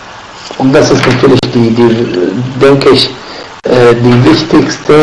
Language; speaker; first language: German; non-native, fluent; Arabic